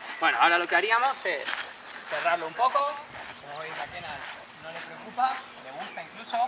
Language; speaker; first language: Spanish; native; Spanish